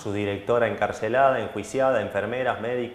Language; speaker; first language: Spanish; native; Spanish